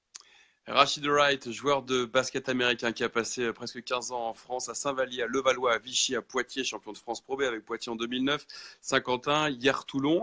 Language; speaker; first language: French; native; French